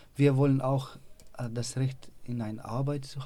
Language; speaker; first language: German; non-native, learner; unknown